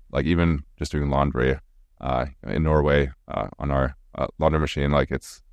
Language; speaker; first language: English; non-native, fluent; Norwegian